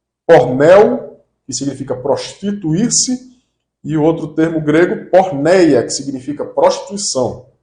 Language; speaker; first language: Portuguese; native; Portuguese